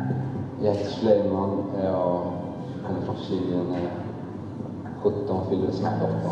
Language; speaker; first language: Swedish; non-native, learner; Arabic